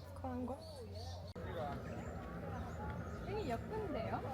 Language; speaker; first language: Korean; non-native, learner; Russian